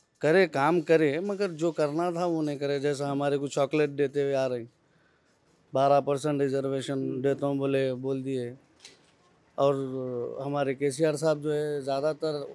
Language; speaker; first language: Hindi; non-native, local second language; Urdu